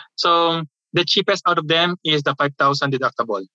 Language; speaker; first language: English; non-native, local second language; Filipino